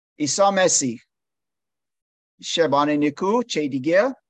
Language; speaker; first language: Persian; non-native, learner; English